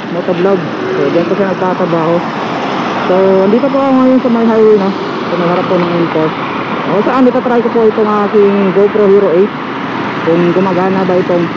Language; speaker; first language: Filipino; non-native, local second language; Cebuano